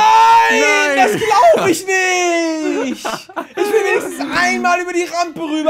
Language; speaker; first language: German; native; German